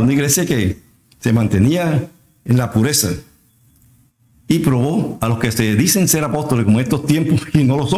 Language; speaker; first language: Spanish; native; Spanish